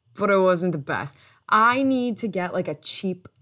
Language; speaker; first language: English; native; English